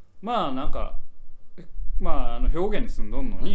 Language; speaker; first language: Japanese; native; Japanese